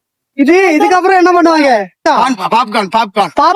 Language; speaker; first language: Tamil; non-native, learner; Malayalam